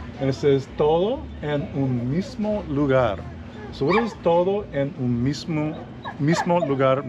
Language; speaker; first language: Spanish; non-native, learner; English